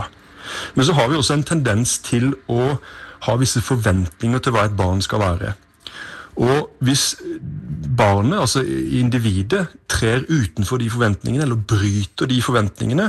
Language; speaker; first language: Norwegian; native; Norwegian